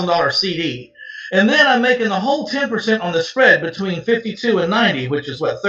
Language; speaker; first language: English; native; English